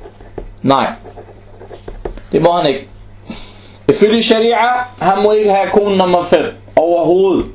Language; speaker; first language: Danish; non-native, fluent; Arabic